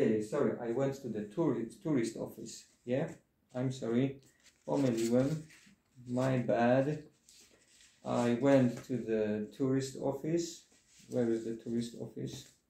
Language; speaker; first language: English; non-native, fluent; Polish